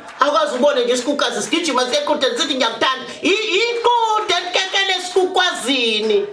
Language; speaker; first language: Zulu; native; Zulu